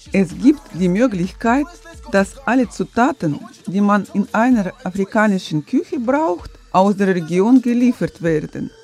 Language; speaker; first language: German; non-native, fluent; Russian